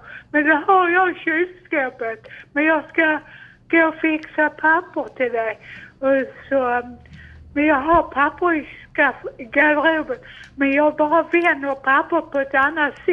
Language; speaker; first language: Swedish; non-native, learner; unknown